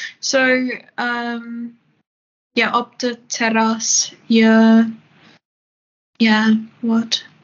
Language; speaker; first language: Dutch; non-native, learner; German